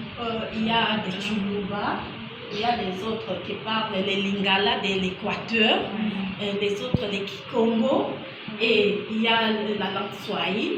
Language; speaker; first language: French; non-native, local second language; Lingala